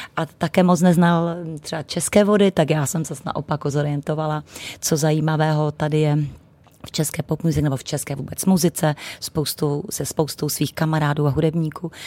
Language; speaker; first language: Czech; native; Czech